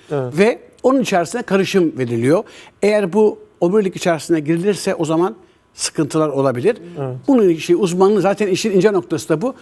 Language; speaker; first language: Turkish; native; Turkish